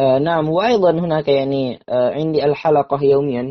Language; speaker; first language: Arabic; non-native, learner; Indonesian